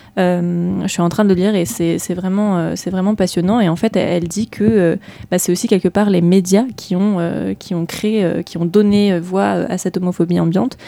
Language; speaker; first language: French; native; French